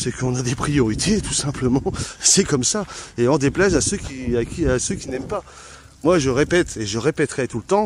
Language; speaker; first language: French; native; French